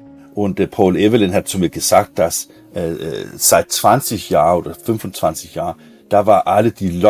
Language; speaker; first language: German; non-native, learner; Danish